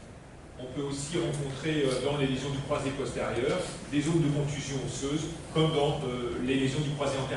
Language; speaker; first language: French; native; French